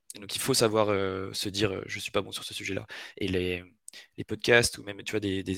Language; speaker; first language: French; native; French